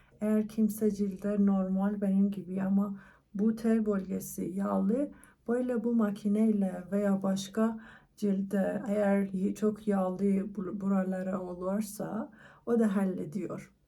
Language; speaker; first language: Turkish; non-native, learner; Persian